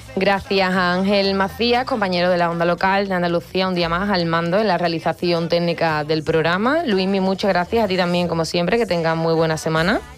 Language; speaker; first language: Spanish; native; Spanish